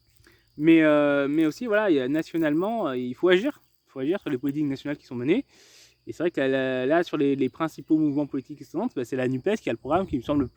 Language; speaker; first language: French; native; French